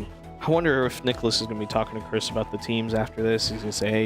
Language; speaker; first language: English; native; English